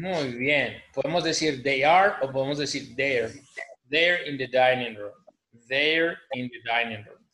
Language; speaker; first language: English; non-native, fluent; Spanish